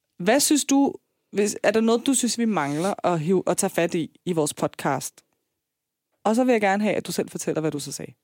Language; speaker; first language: Danish; early bilingual, other home language; Persian